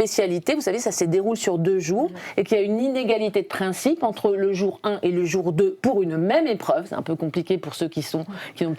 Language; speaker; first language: French; native; French